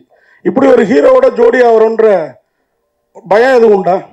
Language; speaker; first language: Tamil; native; Tamil